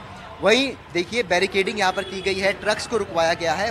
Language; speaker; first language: Hindi; native; Hindi